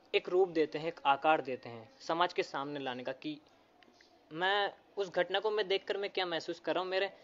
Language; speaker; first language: Hindi; native; Hindi